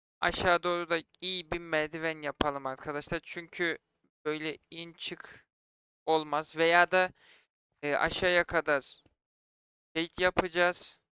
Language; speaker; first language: Turkish; native; Turkish